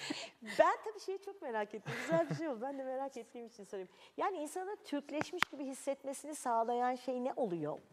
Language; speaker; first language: Turkish; native; Turkish